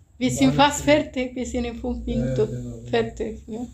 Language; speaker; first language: German; non-native, fluent; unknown